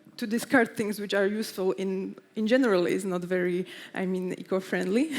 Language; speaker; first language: English; non-native, fluent; Slovak